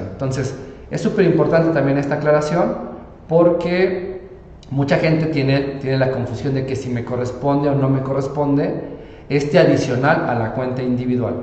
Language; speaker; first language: Spanish; native; Spanish